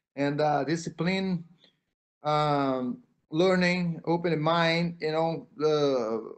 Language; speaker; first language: English; non-native, fluent; Portuguese